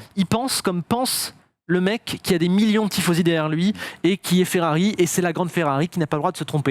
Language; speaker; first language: French; native; French